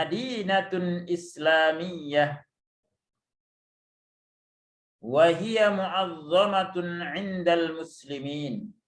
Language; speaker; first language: Arabic; non-native, fluent; Indonesian